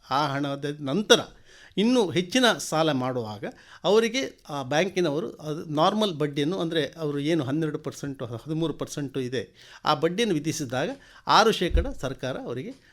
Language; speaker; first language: Kannada; native; Kannada